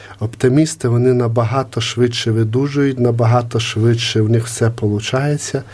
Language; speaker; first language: Ukrainian; native; Ukrainian